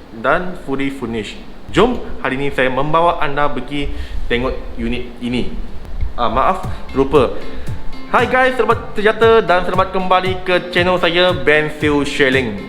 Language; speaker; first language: Malay; non-native, local second language; Chinese